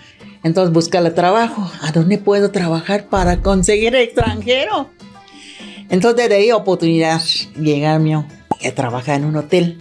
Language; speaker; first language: Spanish; non-native, learner; Thai